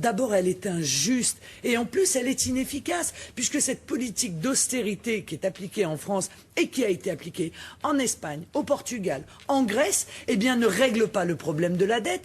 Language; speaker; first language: French; native; French